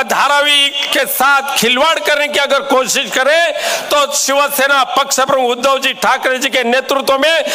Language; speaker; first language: Hindi; non-native, local second language; Marathi